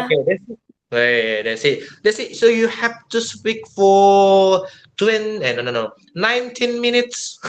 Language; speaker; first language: English; non-native, fluent; Indonesian